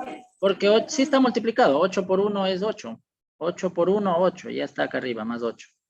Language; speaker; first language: Spanish; native; Spanish